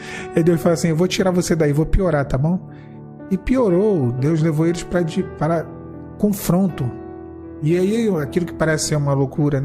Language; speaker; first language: Portuguese; native; Portuguese